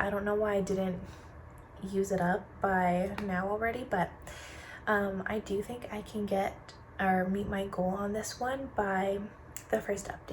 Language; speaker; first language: English; native; English